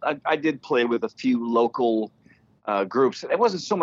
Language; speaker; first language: English; native; English